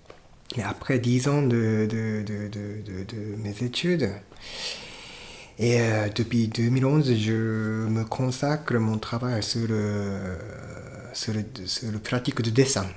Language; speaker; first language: French; non-native, fluent; Japanese